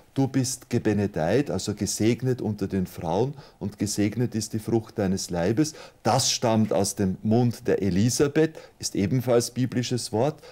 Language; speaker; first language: German; native; German